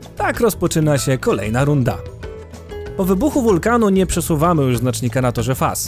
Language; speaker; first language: Polish; native; Polish